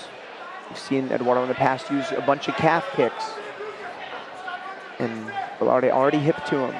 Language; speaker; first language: English; native; English